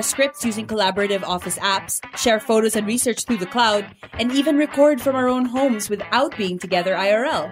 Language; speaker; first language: English; non-native, local second language; Filipino